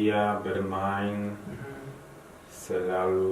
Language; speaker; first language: Indonesian; non-native, learner; Polish